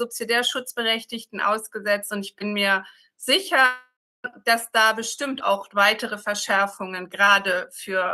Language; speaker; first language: German; native; German